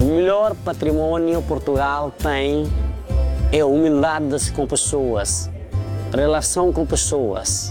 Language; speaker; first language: Portuguese; non-native, fluent; Nepali